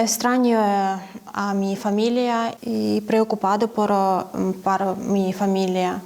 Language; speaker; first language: Spanish; non-native, learner; Ukrainian